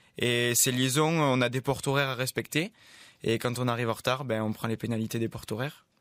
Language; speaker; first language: French; native; French